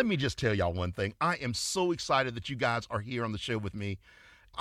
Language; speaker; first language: English; native; English